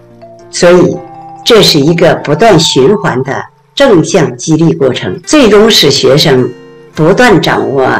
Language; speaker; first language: Chinese; native; Chinese